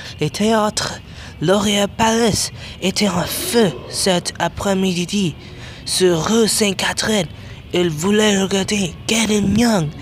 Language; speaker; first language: French; non-native, learner; English